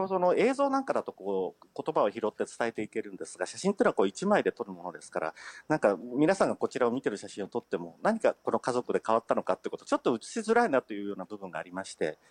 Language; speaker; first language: Japanese; native; Japanese